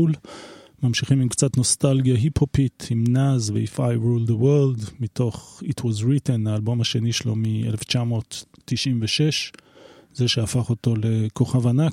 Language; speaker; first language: Hebrew; native; Hebrew